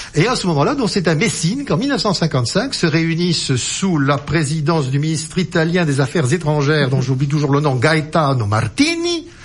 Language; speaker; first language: French; native; French